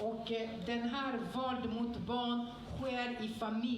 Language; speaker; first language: Swedish; non-native, fluent; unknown